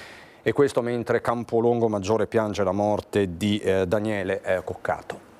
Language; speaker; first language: Italian; native; Italian